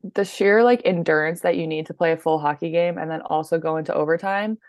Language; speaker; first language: English; native; English